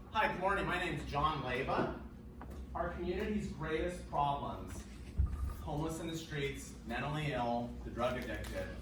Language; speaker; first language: English; native; English